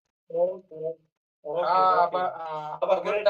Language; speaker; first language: English; non-native, learner; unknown